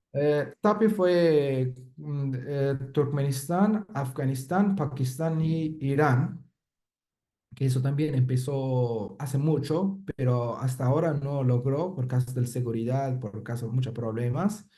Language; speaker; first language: Spanish; non-native, fluent; Persian